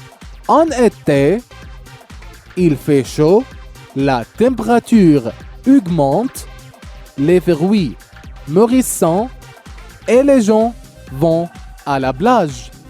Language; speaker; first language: French; non-native, fluent; Arabic